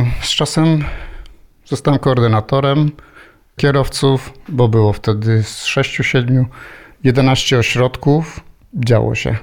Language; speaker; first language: Polish; early bilingual, heritage; Polish